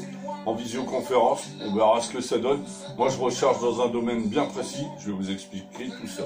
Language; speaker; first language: French; native; French